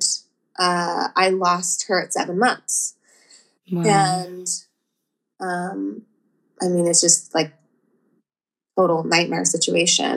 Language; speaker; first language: English; native; English